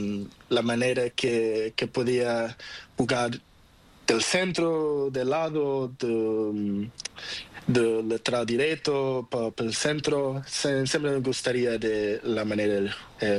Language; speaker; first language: Spanish; non-native, learner; Portuguese